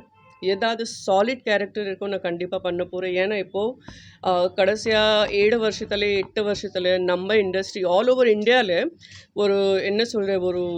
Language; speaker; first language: Tamil; non-native, fluent; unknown